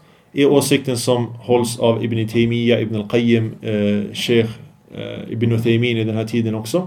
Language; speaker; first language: Swedish; early bilingual, other home language; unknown